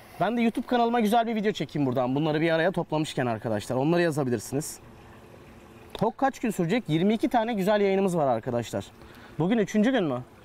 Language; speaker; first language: Turkish; native; Turkish